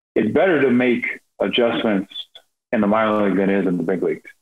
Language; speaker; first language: English; native; English